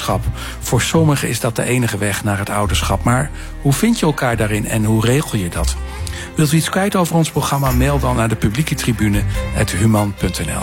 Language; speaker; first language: Dutch; native; Dutch